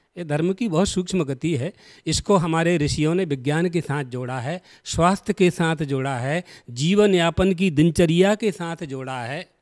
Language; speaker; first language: Hindi; native; Hindi